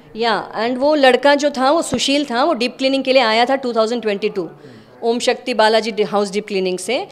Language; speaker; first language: Hindi; native; Hindi